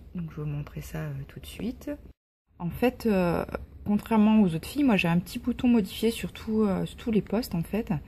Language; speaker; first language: French; native; French